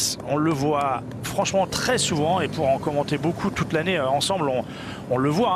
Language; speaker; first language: French; native; French